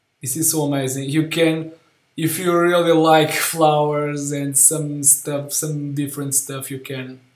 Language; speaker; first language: English; non-native, learner; Portuguese